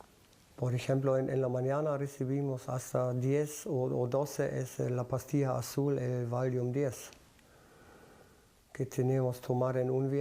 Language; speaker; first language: Spanish; early bilingual, other home language; German